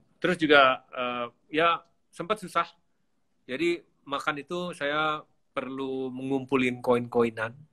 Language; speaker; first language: Indonesian; native; Indonesian